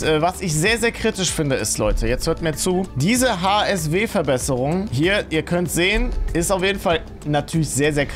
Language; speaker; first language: German; native; German